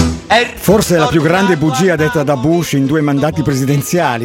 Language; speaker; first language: Italian; native; Italian